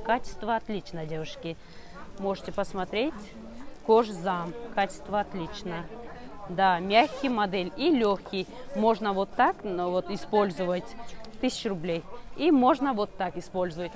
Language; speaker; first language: Russian; non-native, learner; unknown